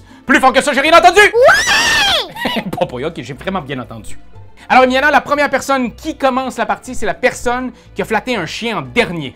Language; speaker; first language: French; native; French